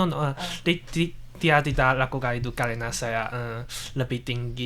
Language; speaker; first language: Indonesian; non-native, learner; Chinese